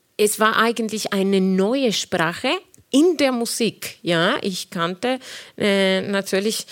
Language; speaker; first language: German; non-native, fluent; Spanish